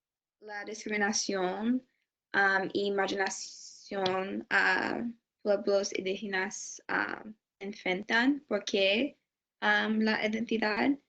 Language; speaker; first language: Spanish; non-native, learner; English